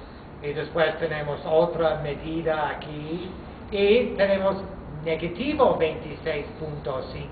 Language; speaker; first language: Spanish; non-native, fluent; English